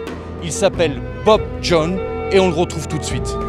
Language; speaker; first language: French; native; French